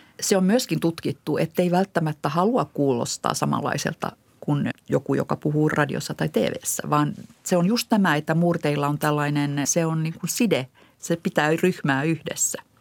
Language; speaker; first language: Finnish; non-native, local second language; Swedish